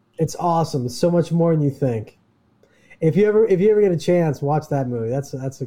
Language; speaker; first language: English; native; English